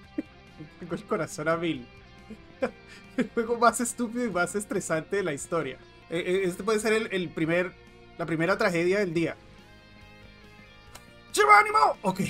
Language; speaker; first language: Spanish; native; Spanish